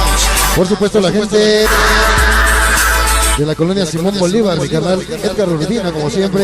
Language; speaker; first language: Spanish; native; Spanish